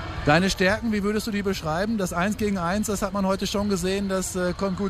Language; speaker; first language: German; native; German